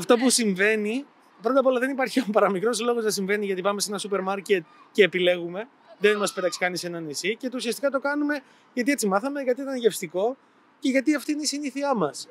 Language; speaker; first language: Greek; native; Greek